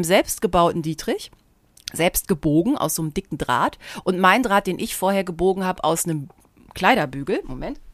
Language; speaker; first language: German; native; German